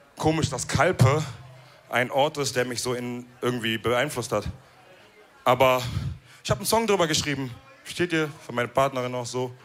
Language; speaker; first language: German; early bilingual, other home language; Wolof